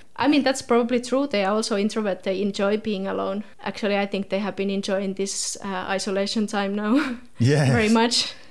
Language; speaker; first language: English; non-native, fluent; Finnish